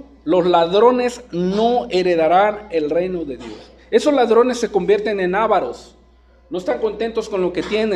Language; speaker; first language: Spanish; native; Spanish